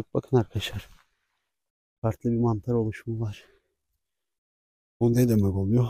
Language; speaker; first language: Turkish; native; Turkish